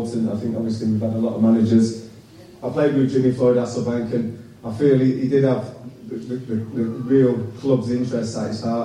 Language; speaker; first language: English; native; English